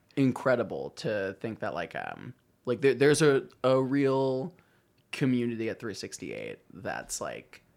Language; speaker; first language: English; native; English